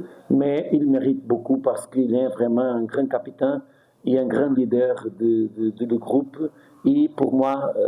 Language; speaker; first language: French; non-native, fluent; Portuguese